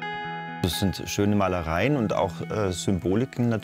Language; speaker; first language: German; native; German